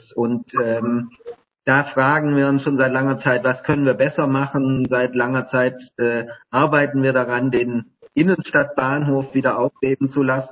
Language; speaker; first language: German; native; German